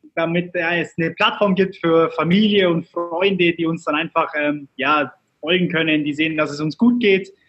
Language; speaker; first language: German; early bilingual, other home language; Turkish